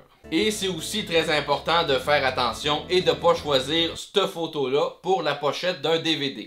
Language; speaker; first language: French; native; French